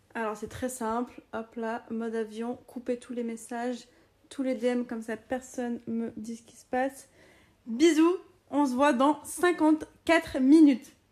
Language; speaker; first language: French; native; French